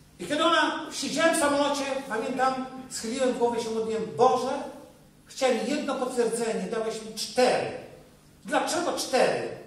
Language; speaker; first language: Polish; native; Polish